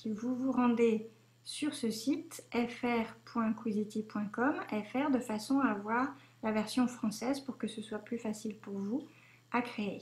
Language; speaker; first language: French; native; French